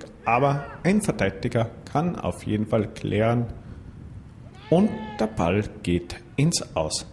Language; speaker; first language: German; native; German